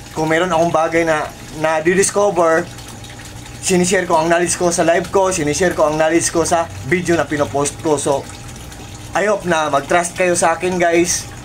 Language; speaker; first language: Filipino; non-native, local second language; Cebuano